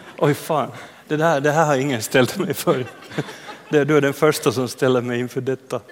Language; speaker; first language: Swedish; native; Swedish